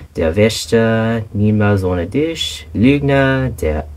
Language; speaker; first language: German; non-native, learner; English